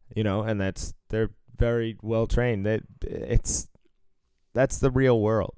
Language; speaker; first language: English; native; English